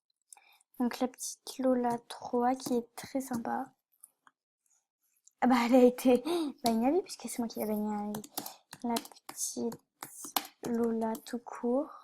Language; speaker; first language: French; native; French